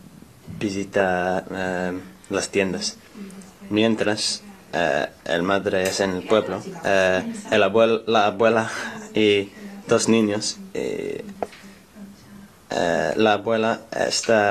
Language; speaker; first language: Spanish; non-native, learner; English